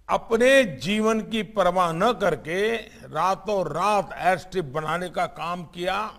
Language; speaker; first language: Hindi; non-native, local second language; Gujarati